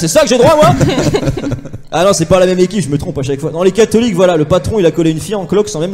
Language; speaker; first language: French; native; French